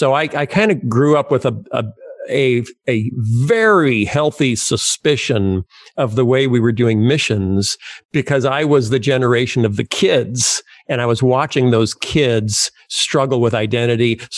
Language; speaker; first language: English; native; English